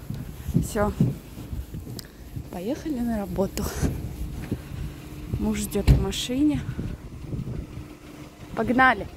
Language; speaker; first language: Russian; native; Russian